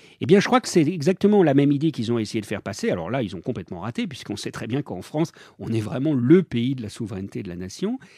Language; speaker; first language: French; native; French